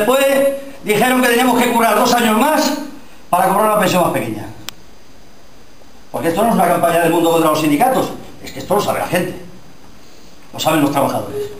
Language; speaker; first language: Spanish; native; Spanish